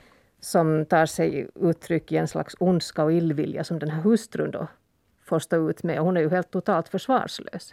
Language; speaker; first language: Swedish; native; Swedish